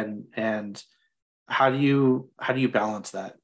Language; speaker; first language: English; native; English